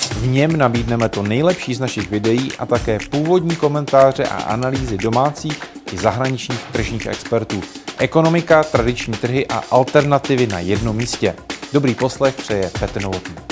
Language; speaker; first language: Czech; native; Czech